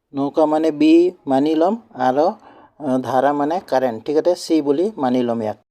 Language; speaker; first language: Hindi; non-native, local second language; Assamese